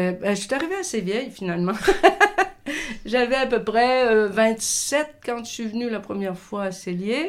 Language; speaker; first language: French; native; French